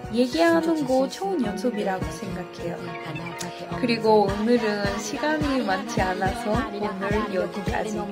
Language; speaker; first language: Korean; non-native, fluent; Spanish